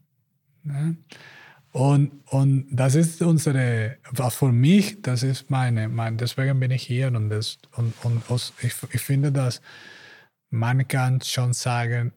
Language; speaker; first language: German; non-native, learner; Spanish